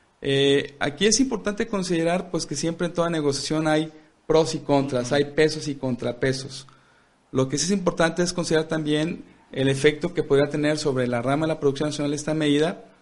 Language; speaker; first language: Spanish; native; Spanish